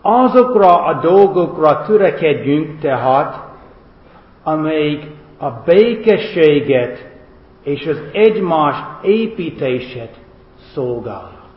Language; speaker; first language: Hungarian; non-native, fluent; English